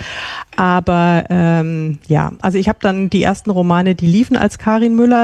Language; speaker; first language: German; native; German